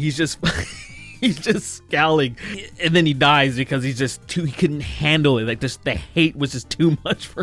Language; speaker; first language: English; native; English